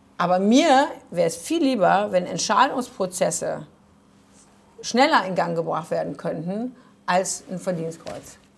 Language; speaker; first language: German; early bilingual, other home language; Croatian